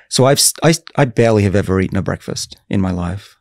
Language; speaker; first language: English; native; English